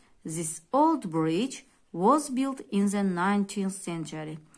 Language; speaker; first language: English; non-native, fluent; Azerbaijani